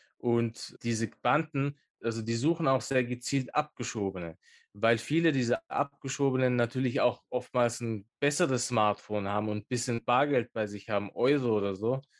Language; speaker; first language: German; early bilingual, other home language; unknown